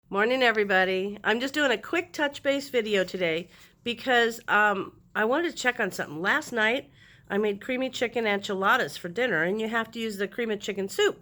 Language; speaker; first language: English; native; English